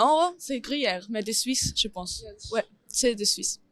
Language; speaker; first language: French; non-native, learner; German